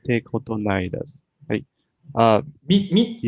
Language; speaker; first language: Japanese; non-native, learner; English